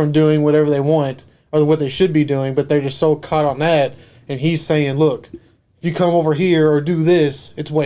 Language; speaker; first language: English; native; English